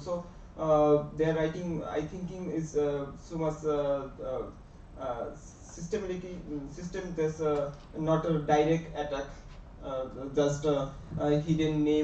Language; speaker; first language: English; non-native, learner; Bangla